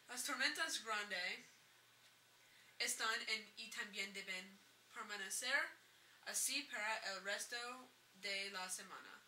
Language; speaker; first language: Spanish; non-native, learner; English